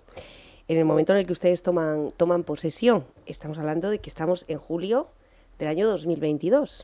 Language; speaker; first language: Spanish; native; Spanish